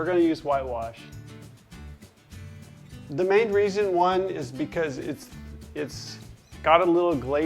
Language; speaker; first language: English; native; English